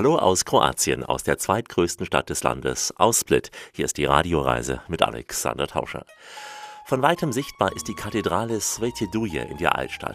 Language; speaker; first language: German; native; German